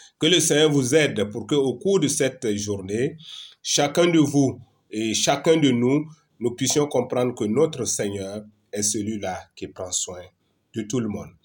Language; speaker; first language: French; non-native, local second language; Mossi